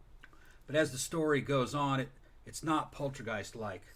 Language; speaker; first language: English; native; English